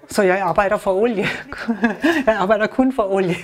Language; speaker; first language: Danish; non-native, learner; German